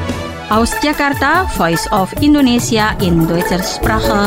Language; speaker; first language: German; non-native, fluent; Indonesian